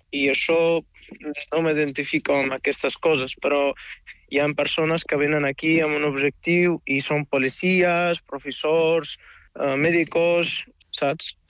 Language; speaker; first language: Catalan; non-native, fluent; Arabic